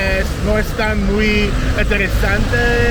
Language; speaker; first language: Spanish; non-native, learner; English